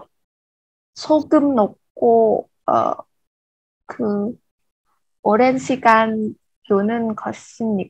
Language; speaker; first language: Korean; non-native, learner; Vietnamese